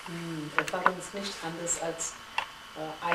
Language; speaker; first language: German; non-native, fluent; Gujarati